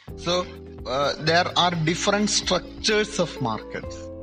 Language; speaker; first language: English; non-native, local second language; Malayalam